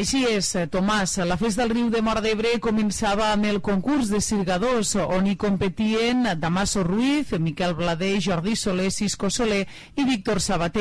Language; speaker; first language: Catalan; native; Catalan